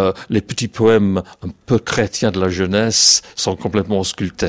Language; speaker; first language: French; non-native, fluent; English